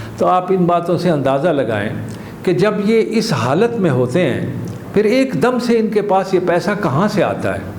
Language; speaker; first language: Urdu; native; Urdu